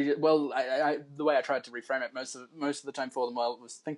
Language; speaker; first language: English; native; English